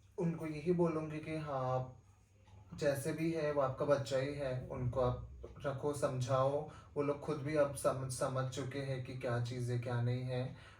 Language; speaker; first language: Hindi; non-native, local second language; Nepali